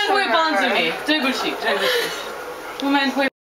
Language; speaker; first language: Chinese; non-native, learner; English